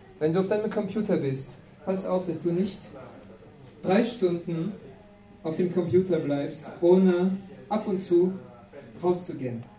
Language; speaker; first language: German; non-native, fluent; French